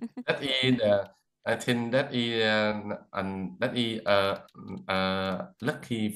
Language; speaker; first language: English; non-native, learner; Vietnamese